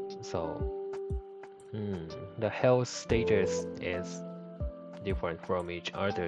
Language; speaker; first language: English; non-native, learner; Japanese